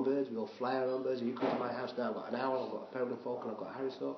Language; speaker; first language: English; native; English